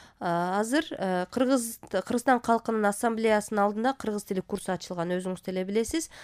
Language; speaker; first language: Kyrgyz; native; Kyrgyz